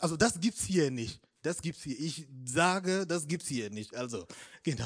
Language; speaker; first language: German; non-native, fluent; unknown